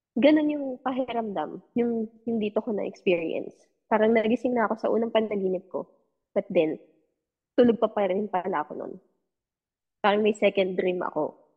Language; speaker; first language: Filipino; native; Filipino